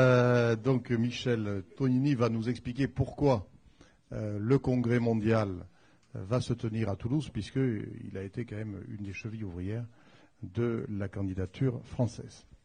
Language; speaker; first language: French; native; French